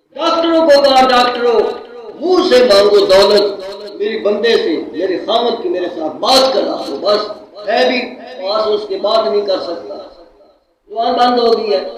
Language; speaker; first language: Urdu; non-native, local second language; Punjabi